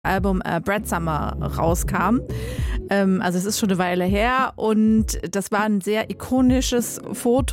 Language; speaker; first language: German; native; German